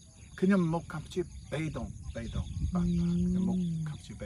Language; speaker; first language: Khmer; non-native, learner; English